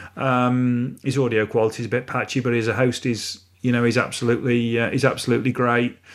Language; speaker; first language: English; native; English